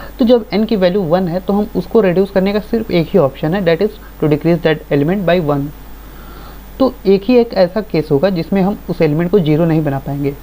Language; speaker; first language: Hindi; native; Hindi